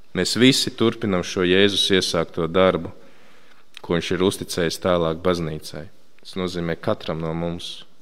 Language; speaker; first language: Latvian; native; Latvian